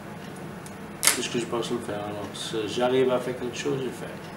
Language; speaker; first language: French; non-native, learner; Portuguese